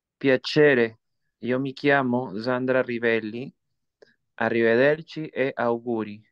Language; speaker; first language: Italian; non-native, learner; Spanish